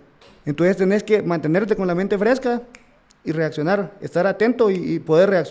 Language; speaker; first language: Spanish; native; Spanish